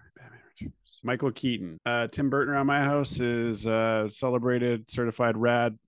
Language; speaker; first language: English; native; English